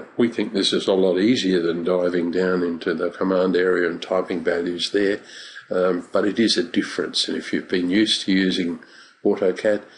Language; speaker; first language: English; native; English